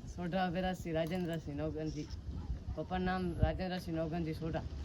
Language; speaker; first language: Gujarati; non-native, local second language; Kachhi